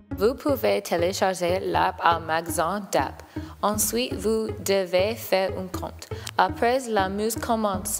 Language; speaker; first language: French; non-native, learner; English